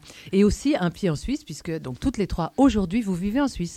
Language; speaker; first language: French; native; French